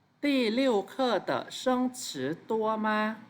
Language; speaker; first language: Chinese; non-native, fluent; Thai